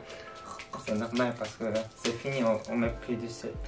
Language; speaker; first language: French; non-native, learner; Korean